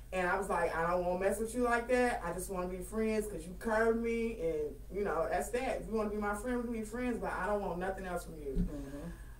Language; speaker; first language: English; native; English